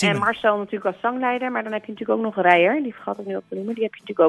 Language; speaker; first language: Dutch; native; Dutch